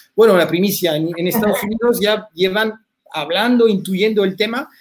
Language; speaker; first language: Spanish; early bilingual, heritage; French